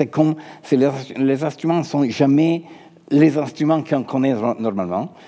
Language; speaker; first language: French; non-native, fluent; Italian